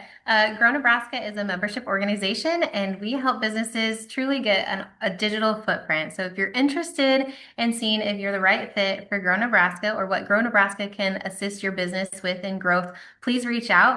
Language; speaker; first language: English; native; English